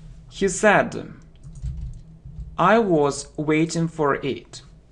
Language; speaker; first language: English; non-native, fluent; Russian